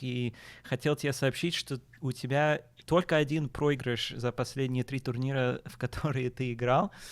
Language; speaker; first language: Russian; early bilingual, heritage; Russian